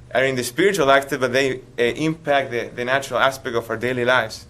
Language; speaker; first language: English; non-native, fluent; Spanish